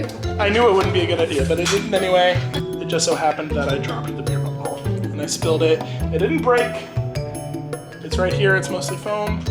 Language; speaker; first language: English; native; English